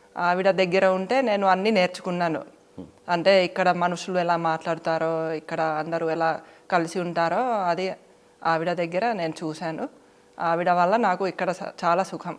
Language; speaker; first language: Telugu; non-native, fluent; Finnish